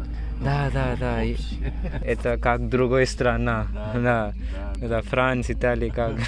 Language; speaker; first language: Russian; non-native, learner; Malayalam